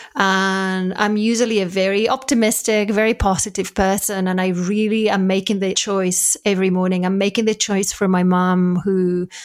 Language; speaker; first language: English; non-native, fluent; Spanish